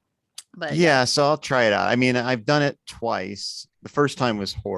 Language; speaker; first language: English; native; English